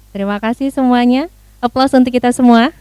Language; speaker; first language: Indonesian; native; Indonesian